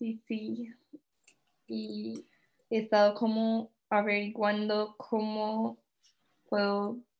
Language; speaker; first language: Spanish; early bilingual, heritage; Spanish